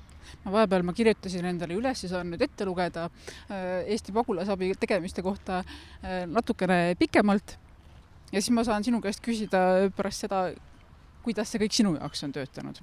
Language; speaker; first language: Estonian; native; Estonian